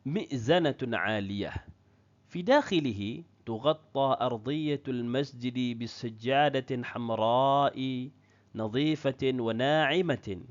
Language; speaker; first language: Arabic; non-native, fluent; Indonesian